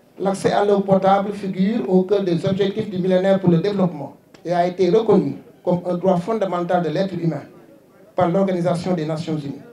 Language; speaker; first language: French; non-native, local second language; Wolof